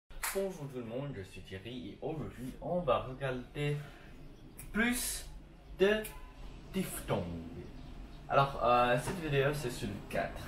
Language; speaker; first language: French; non-native, learner; English